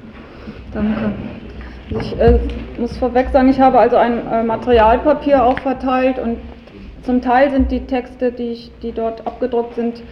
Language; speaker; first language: German; native; German